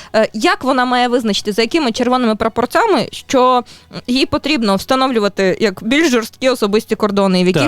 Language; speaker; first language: Ukrainian; native; Ukrainian